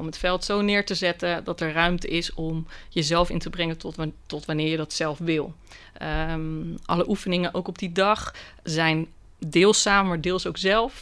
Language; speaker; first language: Dutch; native; Dutch